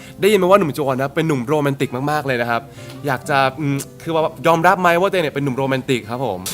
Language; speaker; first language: Thai; native; Thai